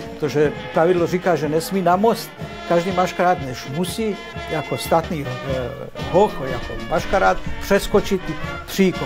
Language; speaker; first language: Czech; early bilingual, heritage; Czech